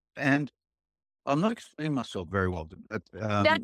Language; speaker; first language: English; native; English